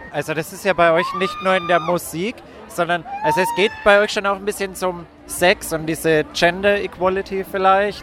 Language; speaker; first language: German; native; German